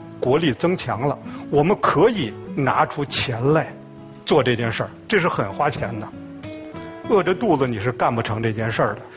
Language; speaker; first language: Chinese; native; Chinese